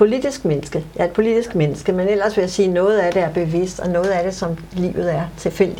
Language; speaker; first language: Danish; native; Danish